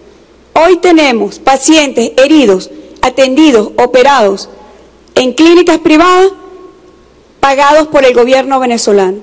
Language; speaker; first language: Spanish; native; Spanish